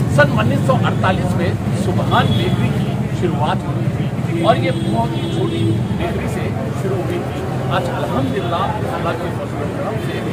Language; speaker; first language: Hindi; non-native, local second language; Urdu